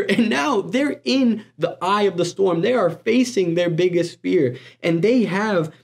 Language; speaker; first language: English; native; English